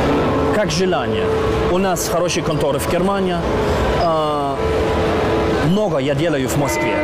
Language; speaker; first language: Russian; non-native, learner; German